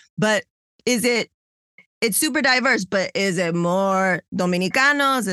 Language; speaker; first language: English; native; English